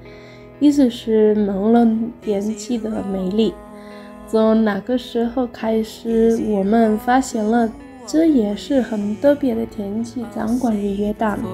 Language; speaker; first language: Chinese; non-native, learner; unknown